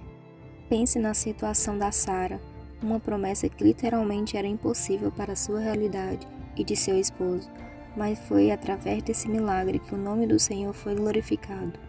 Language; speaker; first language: Portuguese; native; Portuguese